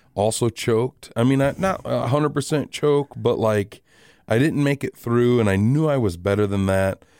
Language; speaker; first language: English; native; English